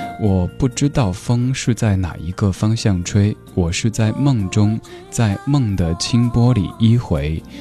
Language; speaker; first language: Chinese; native; Chinese